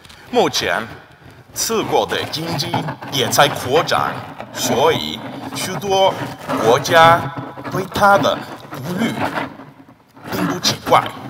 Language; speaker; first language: Chinese; non-native, fluent; Spanish